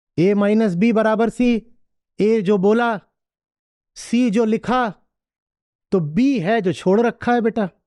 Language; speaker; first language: Hindi; native; Hindi